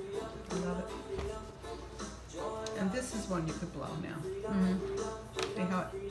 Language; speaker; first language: English; native; English